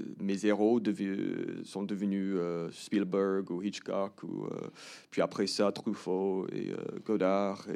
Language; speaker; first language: French; early bilingual, heritage; English